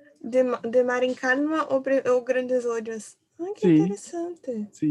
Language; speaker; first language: Spanish; non-native, learner; Portuguese